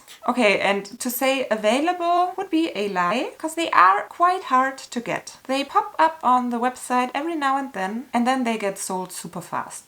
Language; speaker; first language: English; non-native, fluent; German